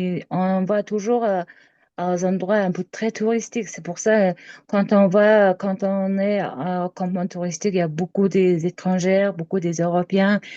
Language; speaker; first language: French; non-native, learner; Mongolian